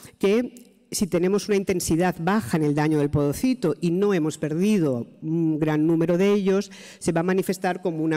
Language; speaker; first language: Spanish; native; Spanish